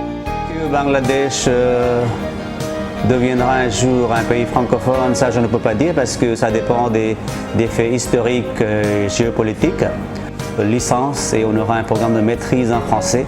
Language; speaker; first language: French; non-native, fluent; Bangla